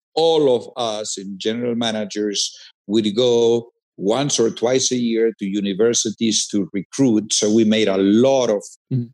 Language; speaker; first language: English; non-native, fluent; Spanish